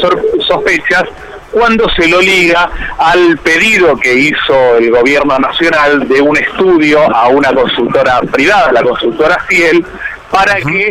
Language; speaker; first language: Spanish; native; Spanish